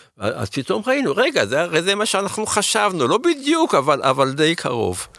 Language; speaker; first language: Hebrew; early bilingual, other home language; German